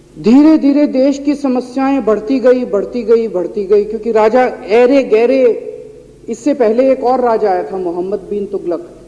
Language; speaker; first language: Hindi; native; Hindi